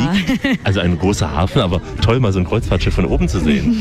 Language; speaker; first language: German; native; German